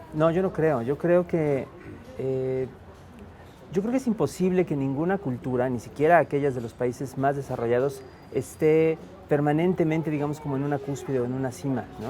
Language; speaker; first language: Spanish; native; Spanish